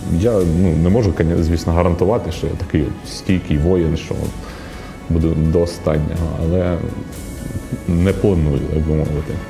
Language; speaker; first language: Ukrainian; non-native, local second language; Russian